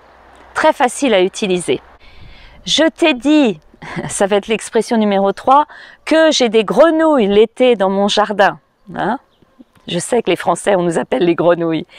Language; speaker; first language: French; native; French